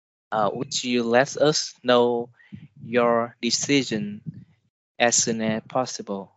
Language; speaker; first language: English; non-native, learner; Vietnamese